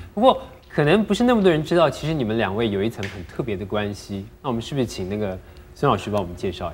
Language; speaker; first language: Chinese; native; Chinese